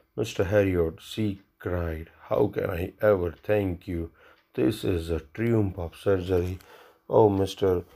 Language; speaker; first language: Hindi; non-native, local second language; Gujarati